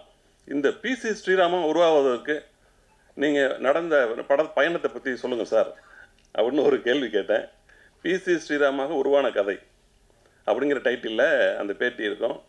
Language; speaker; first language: Tamil; native; Tamil